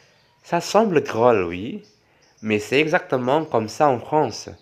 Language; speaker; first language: French; non-native, fluent; Javanese